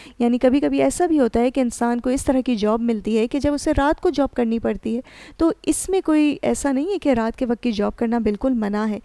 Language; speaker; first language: Urdu; native; Urdu